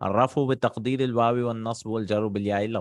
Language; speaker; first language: Arabic; non-native, fluent; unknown